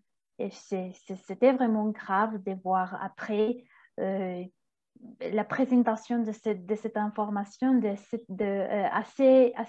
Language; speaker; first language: French; non-native, fluent; Spanish